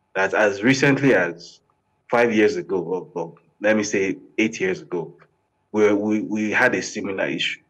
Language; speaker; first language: English; non-native, local second language; Yoruba